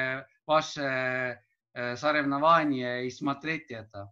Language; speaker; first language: Russian; non-native, learner; Estonian